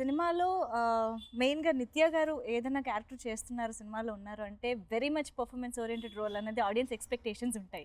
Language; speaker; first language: Telugu; native; Telugu